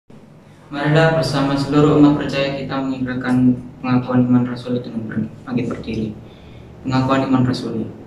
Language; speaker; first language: Indonesian; native; Indonesian